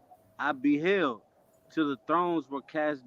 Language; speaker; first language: English; native; English